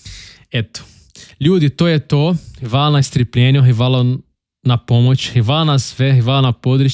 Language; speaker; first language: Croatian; non-native, learner; Portuguese